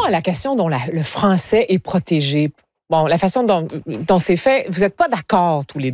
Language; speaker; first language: French; native; French